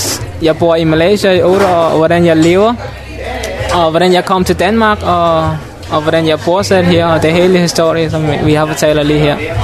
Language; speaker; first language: Danish; non-native, learner; Mon